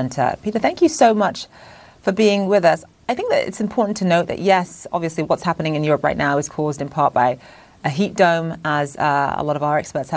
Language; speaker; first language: English; native; English